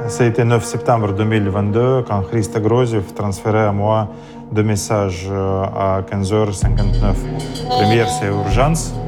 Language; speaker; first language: French; non-native, learner; Russian